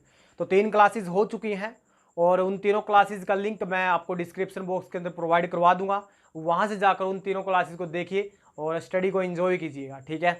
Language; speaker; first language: Hindi; native; Hindi